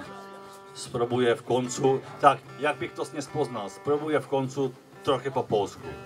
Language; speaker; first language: Polish; non-native, learner; Czech